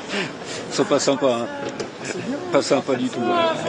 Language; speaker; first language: French; native; French